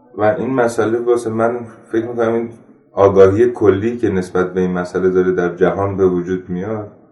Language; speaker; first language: Persian; non-native, local second language; Armenian